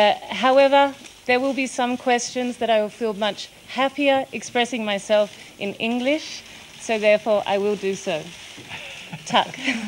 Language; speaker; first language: English; native; English